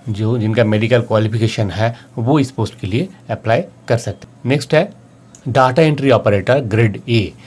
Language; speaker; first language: Hindi; native; Hindi